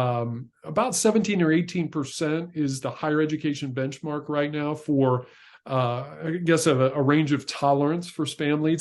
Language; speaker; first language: English; native; English